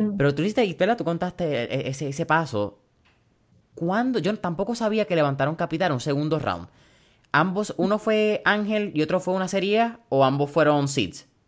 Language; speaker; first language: Spanish; early bilingual, heritage; Spanish